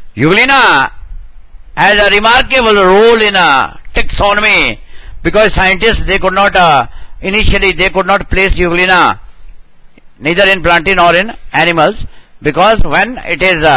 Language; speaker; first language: English; non-native, local second language; Hindi